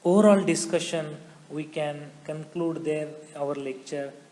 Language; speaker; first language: English; non-native, local second language; Marathi